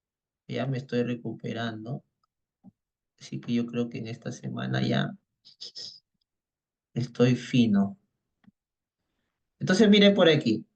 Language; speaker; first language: Spanish; native; Spanish